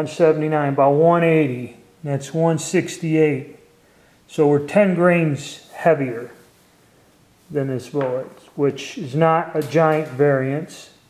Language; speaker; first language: English; native; English